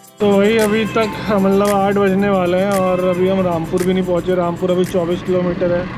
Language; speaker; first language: Hindi; native; Hindi